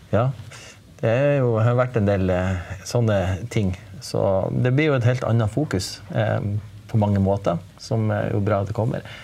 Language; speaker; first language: Norwegian; native; Norwegian